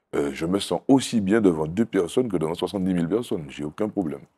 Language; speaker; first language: French; native; French